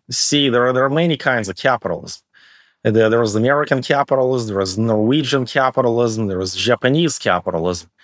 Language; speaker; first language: English; early bilingual, other home language; Russian